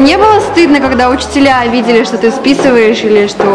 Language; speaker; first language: Russian; native; Russian